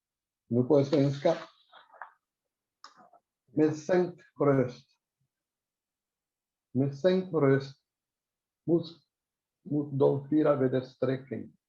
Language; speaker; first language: Swedish; non-native, fluent; Spanish